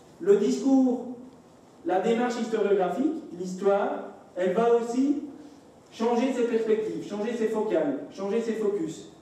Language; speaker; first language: French; native; French